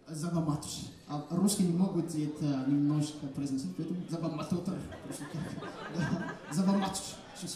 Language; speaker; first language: Russian; non-native, fluent; Malagasy